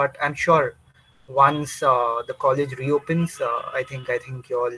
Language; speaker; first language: English; non-native, local second language; Bangla